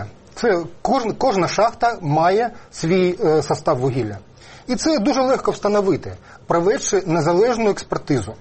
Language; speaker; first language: Ukrainian; native; Ukrainian